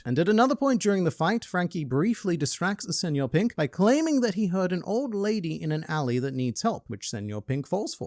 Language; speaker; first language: English; native; English